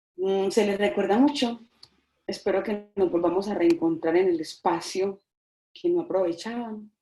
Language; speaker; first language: Spanish; native; Spanish